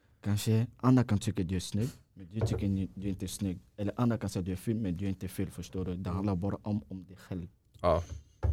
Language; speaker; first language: Swedish; non-native, fluent; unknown